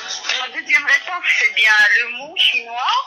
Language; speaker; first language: French; non-native, local second language; Arabic